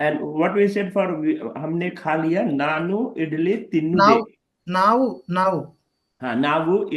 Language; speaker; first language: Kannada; non-native, learner; Hindi